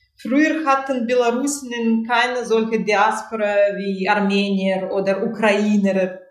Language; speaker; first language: German; non-native, fluent; Russian